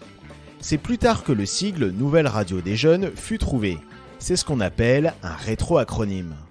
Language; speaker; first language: French; native; French